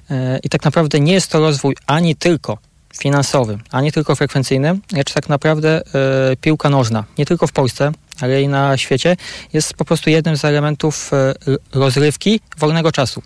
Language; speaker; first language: Polish; native; Polish